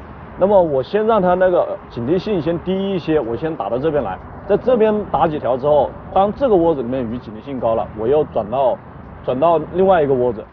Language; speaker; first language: Chinese; native; Chinese